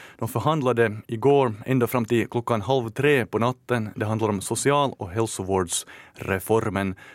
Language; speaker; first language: Swedish; native; Swedish